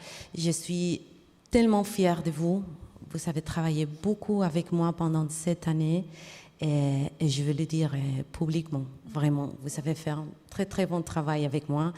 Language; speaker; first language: French; non-native, fluent; Spanish